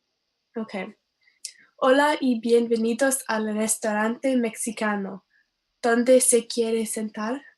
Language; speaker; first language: Spanish; non-native, learner; English